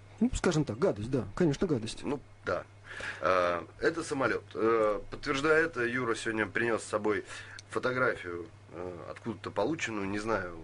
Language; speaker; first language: Russian; native; Russian